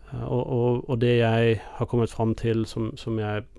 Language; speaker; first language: Norwegian; non-native, fluent; English